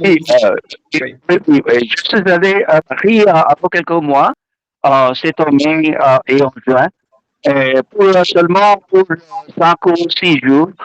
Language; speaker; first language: French; non-native, learner; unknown